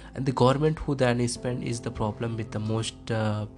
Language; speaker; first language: English; non-native, local second language; Hindi